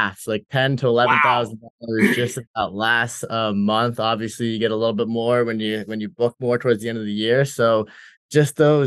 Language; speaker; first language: English; native; English